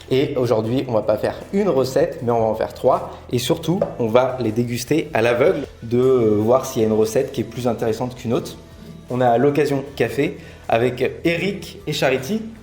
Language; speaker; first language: French; native; French